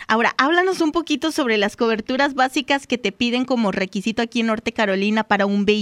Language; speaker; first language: Spanish; native; Spanish